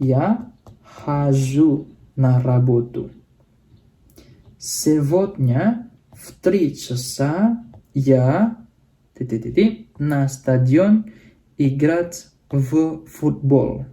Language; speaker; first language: Russian; non-native, fluent; Indonesian